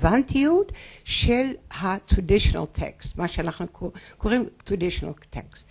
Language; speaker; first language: Hebrew; non-native, fluent; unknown